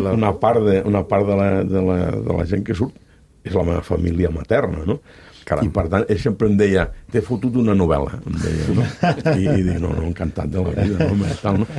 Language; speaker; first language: Catalan; native; Catalan